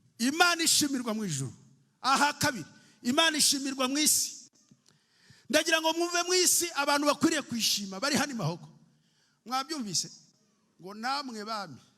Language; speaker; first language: Kinyarwanda; early bilingual, heritage; Kinyarwanda